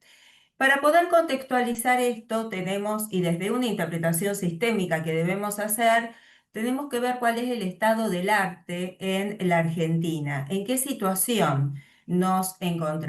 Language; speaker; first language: Spanish; native; Spanish